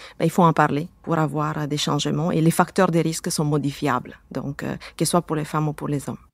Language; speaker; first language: French; native; French